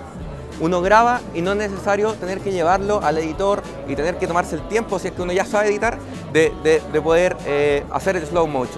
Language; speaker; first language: Spanish; native; Spanish